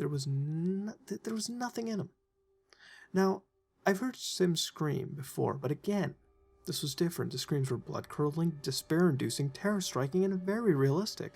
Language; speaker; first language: English; native; English